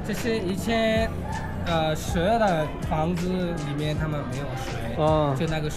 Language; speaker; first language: Chinese; non-native, learner; Nepali